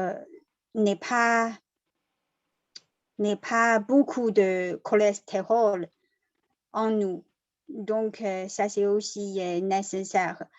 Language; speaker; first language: French; non-native, learner; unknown